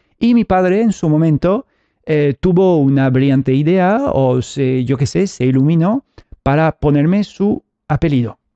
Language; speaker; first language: Spanish; early bilingual, heritage; Spanish